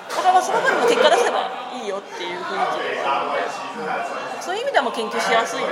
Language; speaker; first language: Japanese; native; Japanese